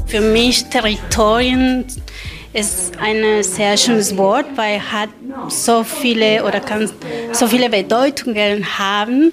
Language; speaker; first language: German; non-native, learner; Spanish